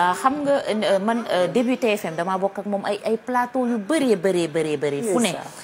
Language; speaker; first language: Wolof; native; Wolof